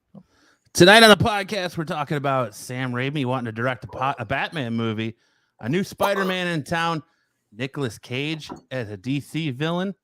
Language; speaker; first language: English; native; English